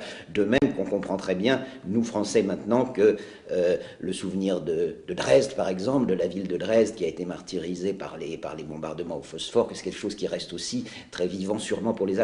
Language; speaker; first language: French; native; French